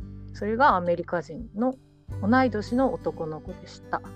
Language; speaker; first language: Japanese; native; Japanese